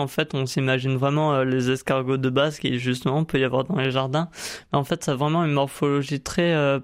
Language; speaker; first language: French; native; French